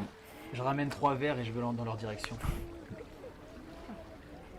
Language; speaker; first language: French; native; French